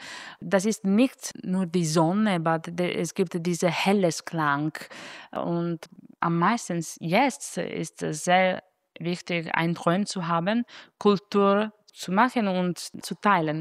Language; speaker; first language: German; non-native, fluent; Italian